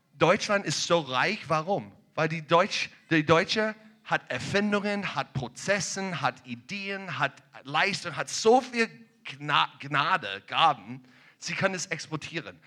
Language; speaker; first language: German; non-native, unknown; English